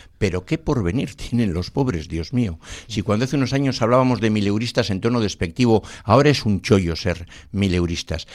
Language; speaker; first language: Spanish; native; Spanish